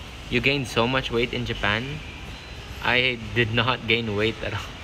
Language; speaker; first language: English; native; English